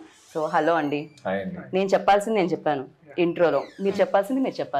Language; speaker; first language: Telugu; native; Telugu